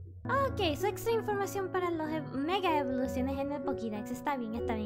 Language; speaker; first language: Spanish; non-native, learner; English